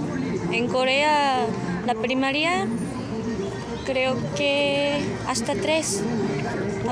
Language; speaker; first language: Spanish; non-native, fluent; Korean